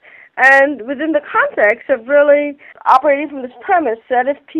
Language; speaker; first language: English; non-native, local second language; Bangla